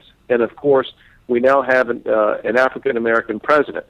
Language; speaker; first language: English; native; English